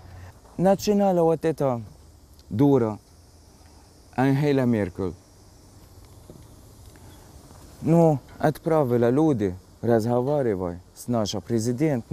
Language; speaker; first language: Russian; non-native, learner; Arabic